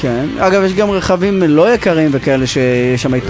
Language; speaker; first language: Hebrew; native; Hebrew